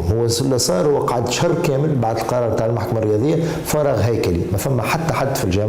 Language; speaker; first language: Arabic; native; Arabic